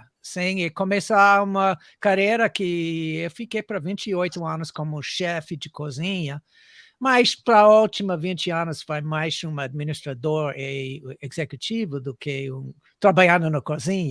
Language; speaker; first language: Portuguese; non-native, fluent; English